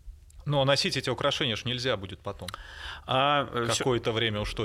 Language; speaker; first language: Russian; native; Russian